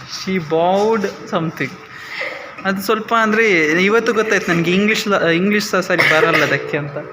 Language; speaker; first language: Kannada; non-native, local second language; Tulu